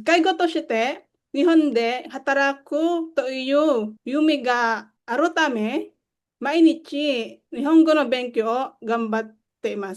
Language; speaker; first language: Japanese; non-native, learner; Filipino